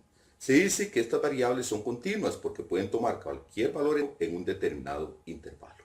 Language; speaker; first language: Spanish; native; Spanish